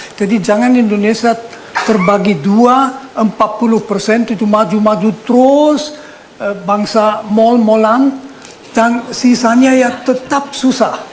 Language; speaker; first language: Indonesian; non-native, fluent; German